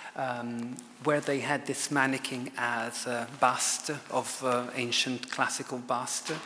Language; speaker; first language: English; non-native, fluent; Italian